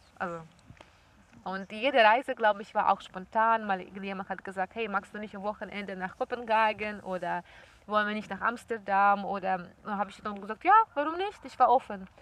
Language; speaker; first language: German; non-native, fluent; Russian